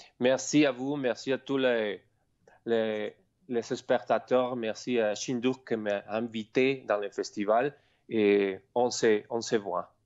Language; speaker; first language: French; non-native, learner; Spanish